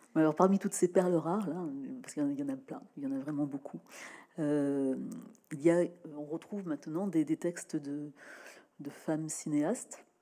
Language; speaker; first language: French; native; French